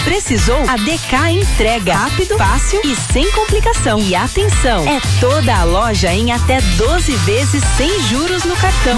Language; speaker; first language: Portuguese; native; Portuguese